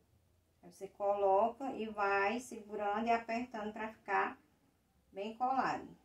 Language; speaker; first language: Portuguese; native; Portuguese